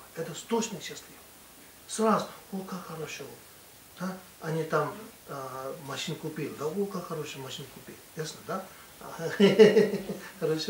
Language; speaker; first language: Russian; non-native, learner; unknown